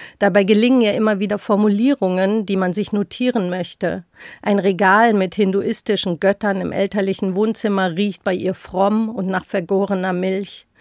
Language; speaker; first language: German; native; German